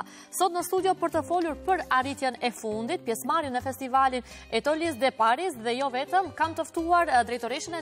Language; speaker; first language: Albanian; native; Albanian